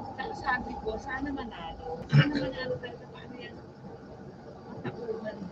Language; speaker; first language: Filipino; non-native, local second language; Bikol